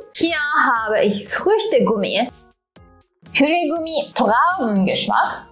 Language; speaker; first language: German; non-native, fluent; Japanese